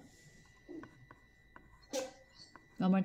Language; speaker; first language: English; non-native, fluent; Chinese